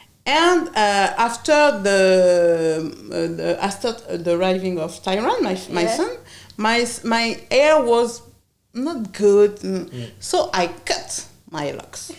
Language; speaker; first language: English; non-native, learner; French